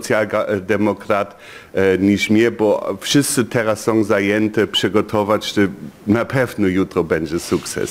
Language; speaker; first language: Polish; non-native, fluent; German